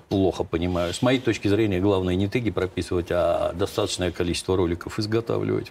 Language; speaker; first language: Russian; native; Russian